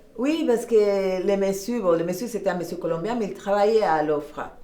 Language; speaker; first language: French; non-native, learner; Spanish